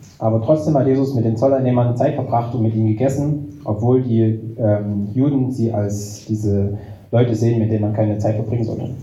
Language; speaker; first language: German; native; German